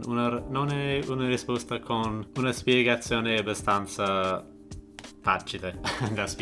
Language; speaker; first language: Italian; non-native, fluent; English